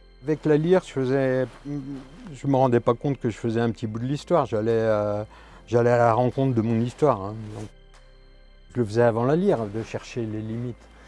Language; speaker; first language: French; native; French